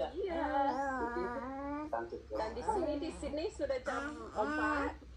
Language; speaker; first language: Indonesian; non-native, fluent; English